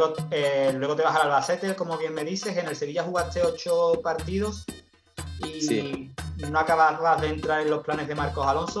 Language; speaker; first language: Spanish; native; Spanish